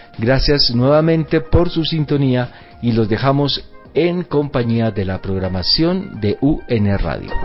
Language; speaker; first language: Spanish; native; Spanish